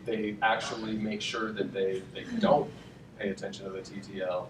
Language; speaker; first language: English; native; English